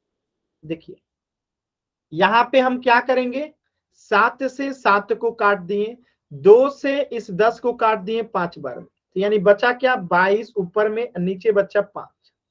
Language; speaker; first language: Hindi; native; Hindi